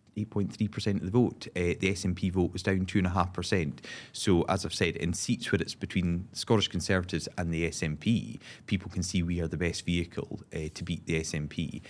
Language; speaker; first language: English; native; English